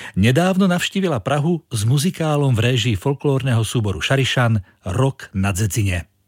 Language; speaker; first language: Slovak; native; Slovak